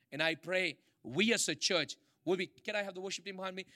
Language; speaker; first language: English; non-native, local second language; Malayalam